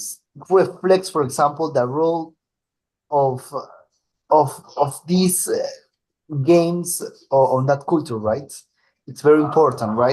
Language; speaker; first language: English; non-native, learner; Spanish